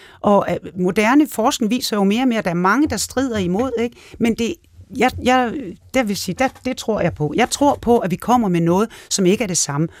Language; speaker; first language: Danish; native; Danish